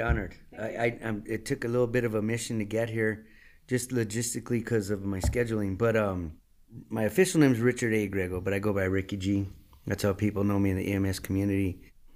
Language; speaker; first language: English; native; English